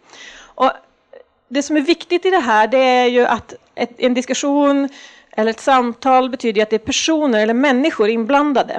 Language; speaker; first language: Swedish; native; Swedish